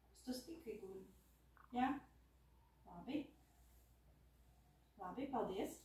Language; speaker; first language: Latvian; non-native, learner; Russian